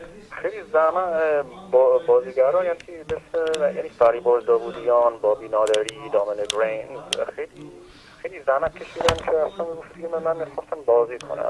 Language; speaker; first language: Persian; early bilingual, heritage; Persian